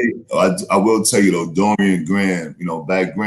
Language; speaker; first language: English; native; English